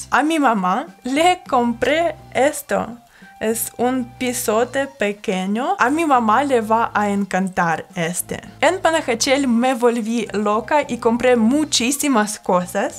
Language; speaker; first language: Spanish; non-native, fluent; Russian